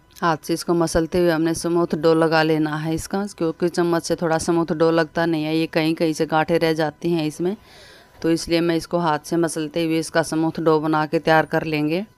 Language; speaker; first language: Hindi; native; Hindi